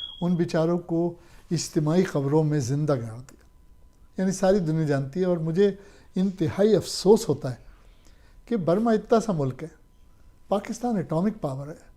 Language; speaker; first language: Urdu; native; Urdu